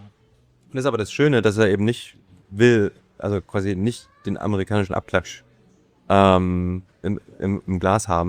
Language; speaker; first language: German; native; German